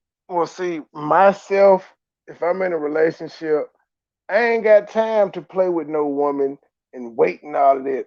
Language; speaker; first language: English; native; English